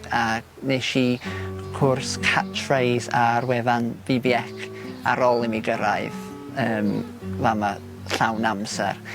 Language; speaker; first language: Welsh; non-native, fluent; English